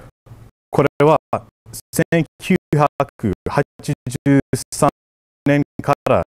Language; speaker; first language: Japanese; non-native, fluent; English